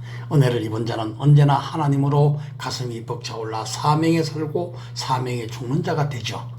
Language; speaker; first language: Korean; native; Korean